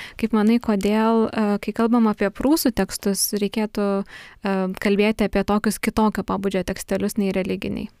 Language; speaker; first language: Lithuanian; native; Lithuanian